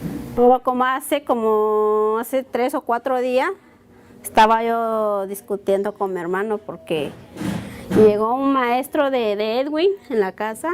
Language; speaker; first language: Spanish; non-native, local second language; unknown